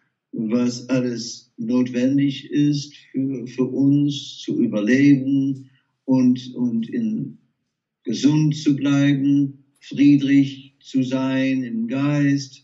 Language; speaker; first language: German; non-native, fluent; Dutch